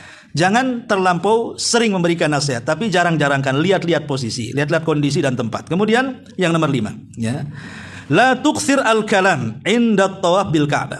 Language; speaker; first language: Indonesian; native; Indonesian